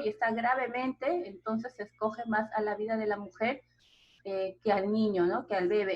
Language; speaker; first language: Spanish; native; Spanish